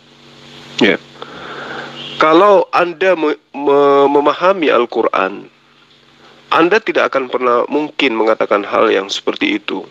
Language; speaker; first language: Indonesian; native; Indonesian